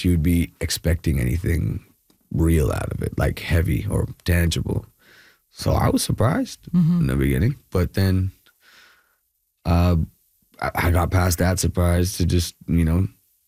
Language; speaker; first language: English; non-native, local second language; Malayalam